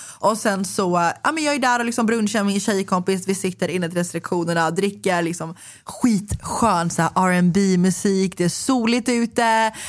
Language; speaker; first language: Swedish; native; Swedish